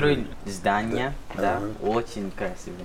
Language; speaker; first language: Russian; non-native, learner; English